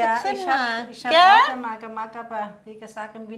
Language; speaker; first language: German; non-native, learner; Thai